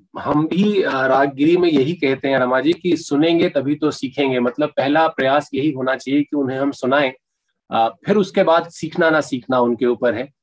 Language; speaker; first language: Hindi; native; Hindi